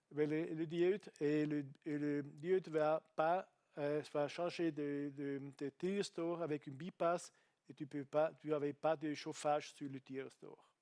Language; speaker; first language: French; non-native, learner; Italian